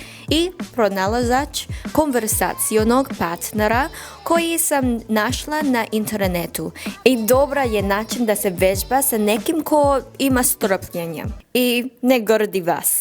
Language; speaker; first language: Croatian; non-native, learner; English